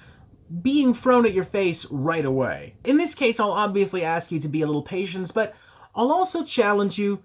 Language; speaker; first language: English; native; English